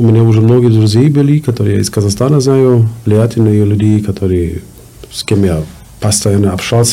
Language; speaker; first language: Russian; non-native, learner; German